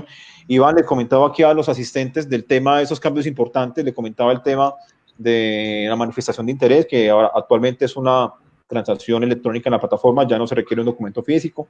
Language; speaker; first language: Spanish; native; Spanish